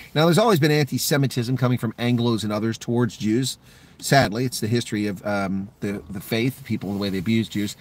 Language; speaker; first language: English; native; English